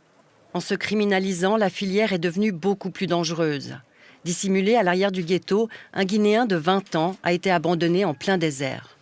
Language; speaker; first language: French; native; French